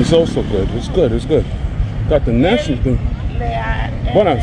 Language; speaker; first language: English; native; English